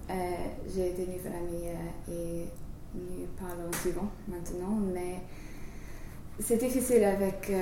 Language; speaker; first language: French; non-native, learner; English